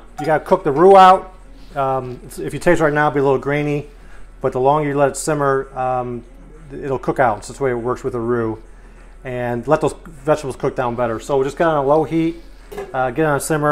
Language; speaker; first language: English; native; English